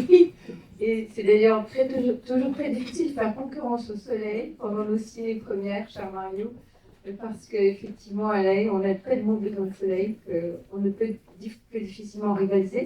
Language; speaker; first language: French; native; French